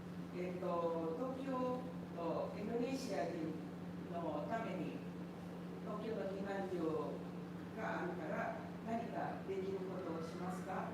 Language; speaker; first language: Japanese; non-native, learner; Indonesian